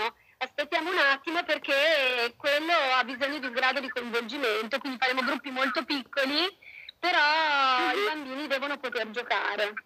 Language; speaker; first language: Italian; native; Italian